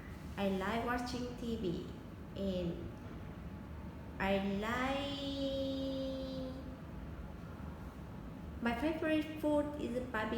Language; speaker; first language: English; non-native, learner; Vietnamese